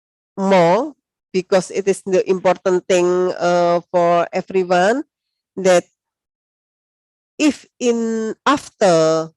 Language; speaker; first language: English; non-native, learner; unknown